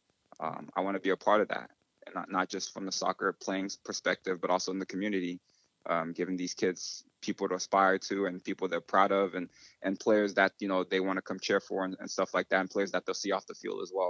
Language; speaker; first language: English; early bilingual, other home language; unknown